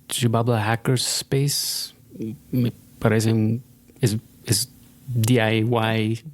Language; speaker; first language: Spanish; non-native, fluent; English